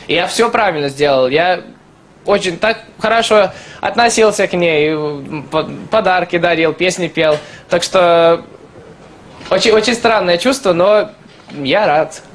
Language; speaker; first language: Russian; early bilingual, heritage; Russian